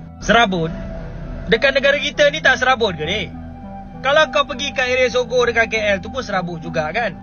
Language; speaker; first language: Malay; native; Malay